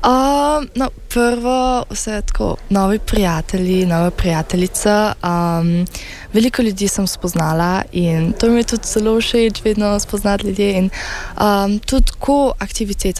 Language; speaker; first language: Slovenian; early bilingual, heritage; Slovenian